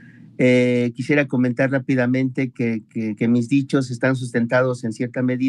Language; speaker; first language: Spanish; native; Spanish